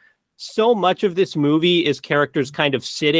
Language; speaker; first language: English; native; English